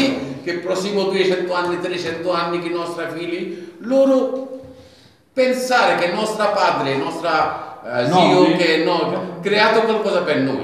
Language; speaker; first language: Italian; non-native, learner; Bangla